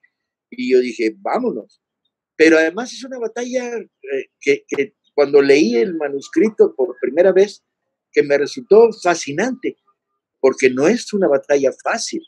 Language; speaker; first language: Spanish; native; Spanish